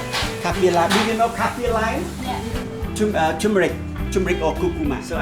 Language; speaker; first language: English; non-native, learner; Khmer